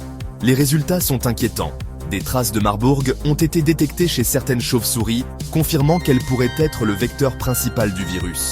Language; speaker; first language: French; native; French